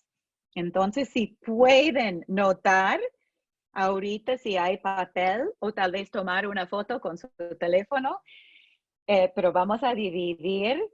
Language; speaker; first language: Spanish; non-native, fluent; English